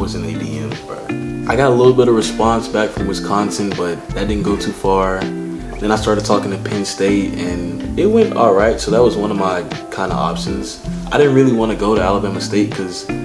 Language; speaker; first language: English; native; English